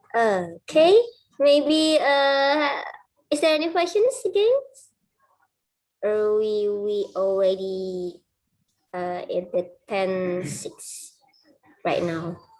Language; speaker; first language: English; non-native, fluent; Indonesian